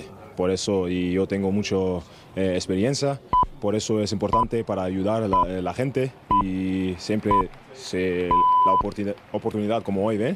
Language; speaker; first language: Spanish; non-native, learner; German